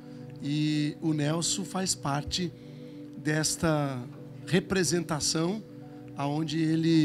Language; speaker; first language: Portuguese; native; Portuguese